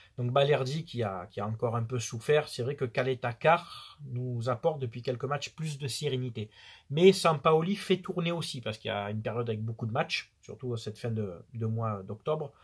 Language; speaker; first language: French; native; French